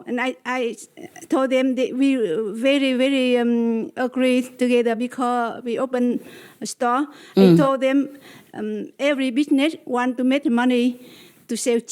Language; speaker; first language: English; non-native, learner; Vietnamese